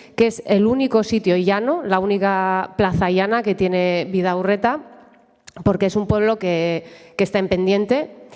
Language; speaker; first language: Spanish; native; Spanish